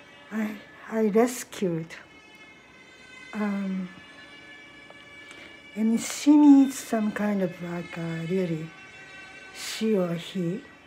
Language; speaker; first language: English; non-native, fluent; Japanese